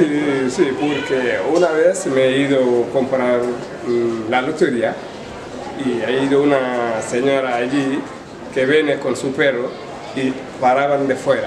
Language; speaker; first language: Spanish; non-native, learner; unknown